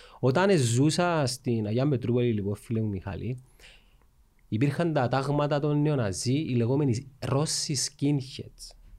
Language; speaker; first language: Greek; early bilingual, other home language; Russian